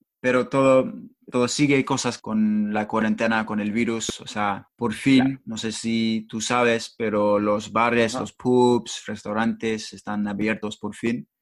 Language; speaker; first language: Spanish; non-native, fluent; English